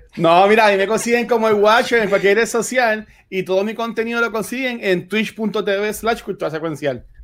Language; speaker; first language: Spanish; native; Spanish